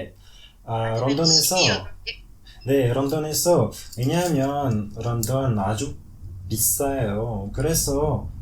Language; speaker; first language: Korean; non-native, learner; French